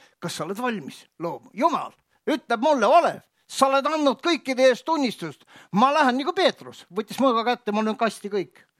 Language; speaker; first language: Estonian; native; Estonian